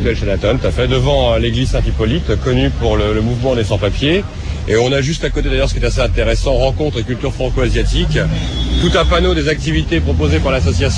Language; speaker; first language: French; native; French